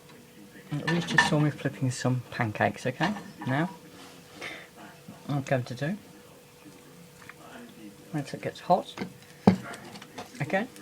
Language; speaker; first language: English; native; English